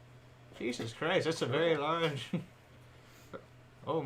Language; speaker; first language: English; native; English